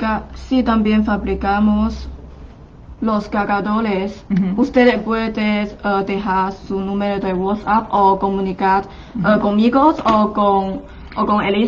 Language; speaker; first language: Spanish; non-native, fluent; Chinese